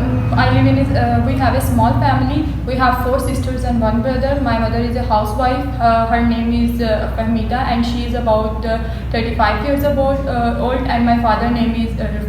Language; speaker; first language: English; non-native, local second language; Urdu